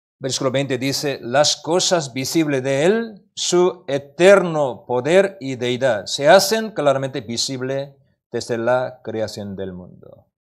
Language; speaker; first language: Spanish; non-native, learner; Korean